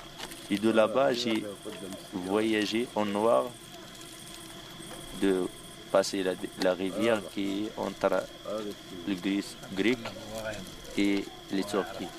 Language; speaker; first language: French; non-native, local second language; Arabic